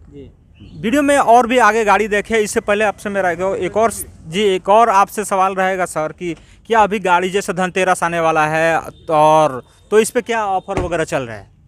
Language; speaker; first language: Hindi; native; Hindi